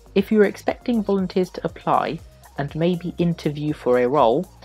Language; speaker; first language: English; native; English